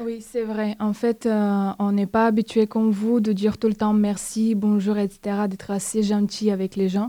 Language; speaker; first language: French; non-native, fluent; Bulgarian